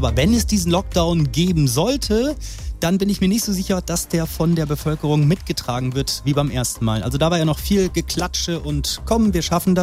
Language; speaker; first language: German; native; German